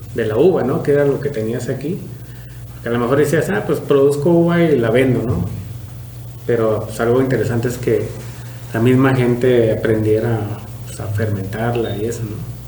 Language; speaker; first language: Spanish; native; Spanish